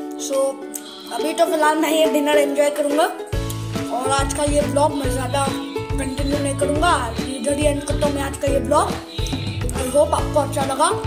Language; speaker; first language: Hindi; non-native, local second language; Bangla